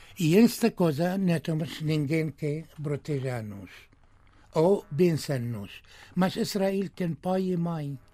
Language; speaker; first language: Portuguese; non-native, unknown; Arabic